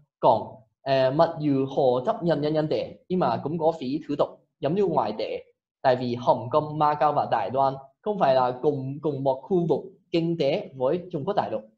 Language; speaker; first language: Vietnamese; non-native, fluent; Cantonese